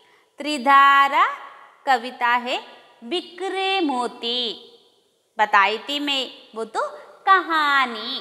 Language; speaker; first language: Hindi; non-native, local second language; Kannada